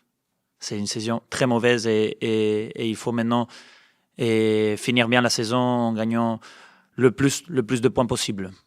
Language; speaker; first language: French; non-native, fluent; Spanish